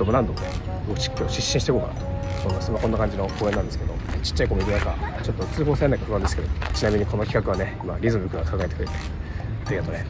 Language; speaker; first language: Japanese; native; Japanese